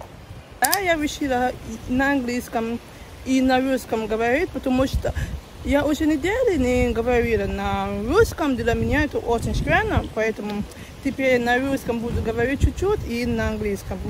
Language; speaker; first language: Russian; non-native, learner; English